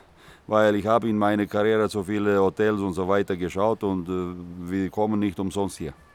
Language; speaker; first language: German; non-native, fluent; Russian